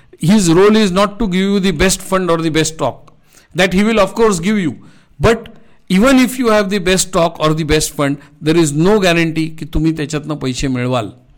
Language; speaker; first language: English; non-native, local second language; Marathi